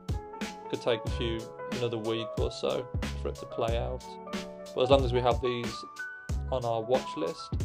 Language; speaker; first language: English; native; English